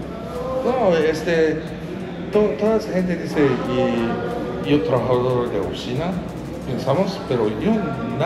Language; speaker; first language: Spanish; non-native, learner; Japanese